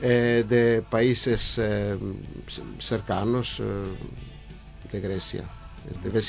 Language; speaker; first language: Spanish; non-native, learner; Greek